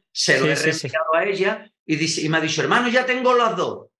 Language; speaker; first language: Spanish; native; Spanish